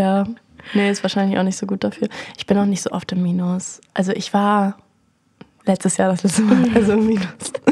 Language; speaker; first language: German; native; German